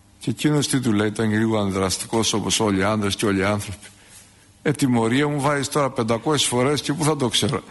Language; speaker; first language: Greek; native; Greek